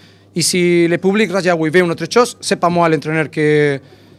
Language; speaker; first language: French; non-native, learner; Spanish